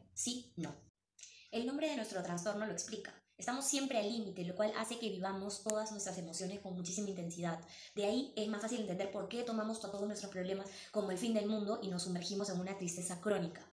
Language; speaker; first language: Spanish; native; Spanish